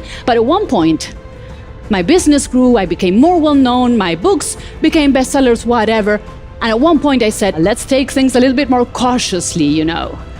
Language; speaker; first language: English; non-native, fluent; Spanish